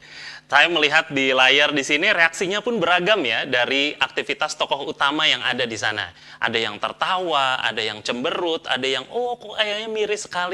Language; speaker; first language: Indonesian; native; Indonesian